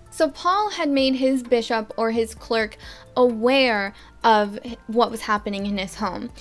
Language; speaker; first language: English; native; English